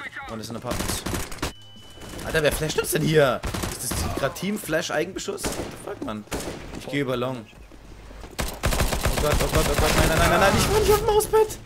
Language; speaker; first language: German; native; German